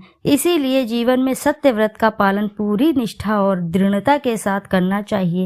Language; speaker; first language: Hindi; native; Hindi